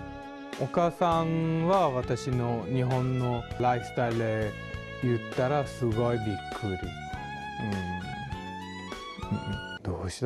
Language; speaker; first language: Japanese; non-native, learner; Italian